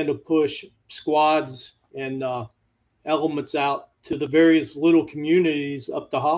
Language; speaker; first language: English; native; English